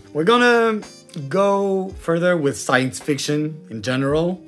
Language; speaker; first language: English; non-native, fluent; French